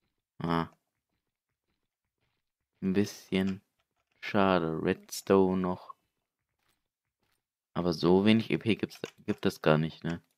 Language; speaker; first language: German; native; German